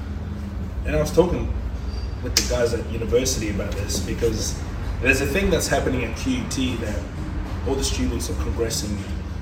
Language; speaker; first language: English; non-native, local second language; Nyanja